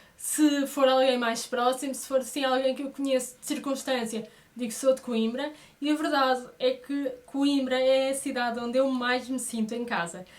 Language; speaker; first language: Portuguese; native; Portuguese